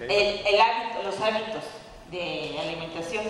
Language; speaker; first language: Spanish; native; Spanish